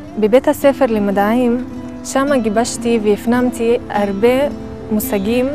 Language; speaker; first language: Hebrew; non-native, local second language; Arabic